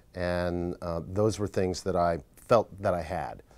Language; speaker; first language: English; native; English